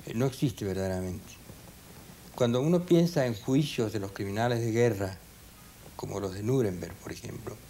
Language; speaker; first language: Spanish; native; Spanish